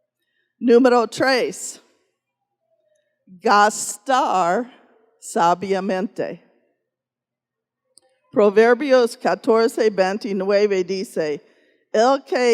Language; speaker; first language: Spanish; non-native, fluent; English